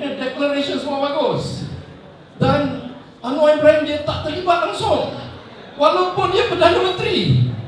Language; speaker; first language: Malay; non-native, local second language; Chinese